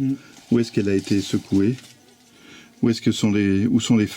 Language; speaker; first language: French; native; French